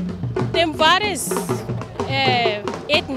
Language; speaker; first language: Portuguese; non-native, local second language; Wolof